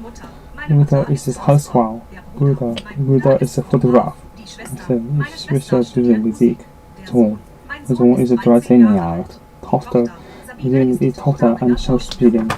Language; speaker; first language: German; non-native, learner; Japanese